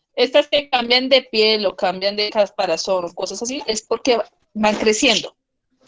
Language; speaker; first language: Spanish; native; Spanish